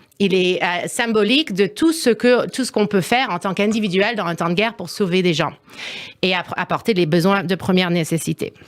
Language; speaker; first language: French; non-native, fluent; English